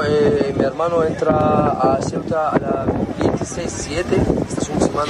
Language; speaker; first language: Spanish; non-native, learner; Arabic